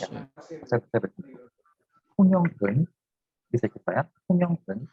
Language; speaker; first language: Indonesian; non-native, fluent; Korean